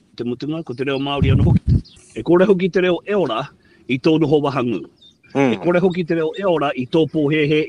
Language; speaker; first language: Māori; non-native, local second language; English